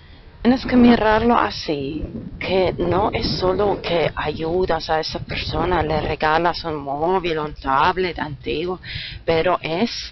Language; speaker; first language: Spanish; non-native, fluent; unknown